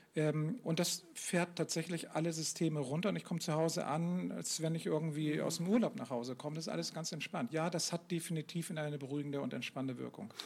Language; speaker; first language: German; native; German